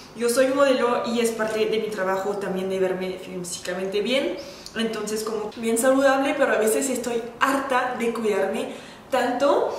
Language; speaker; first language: Spanish; non-native, fluent; French